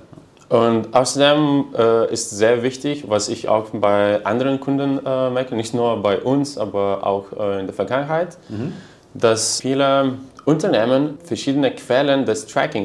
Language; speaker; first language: German; non-native, learner; Lithuanian